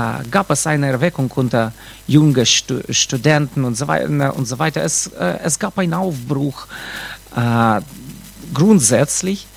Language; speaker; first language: German; non-native, fluent; Russian